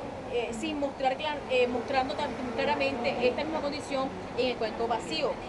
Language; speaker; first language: Spanish; native; Spanish